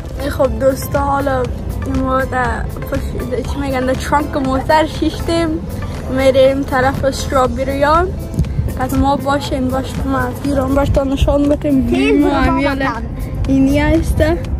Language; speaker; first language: Persian; early bilingual, heritage; Persian